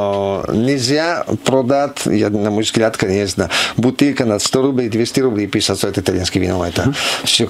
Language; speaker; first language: Russian; non-native, learner; Italian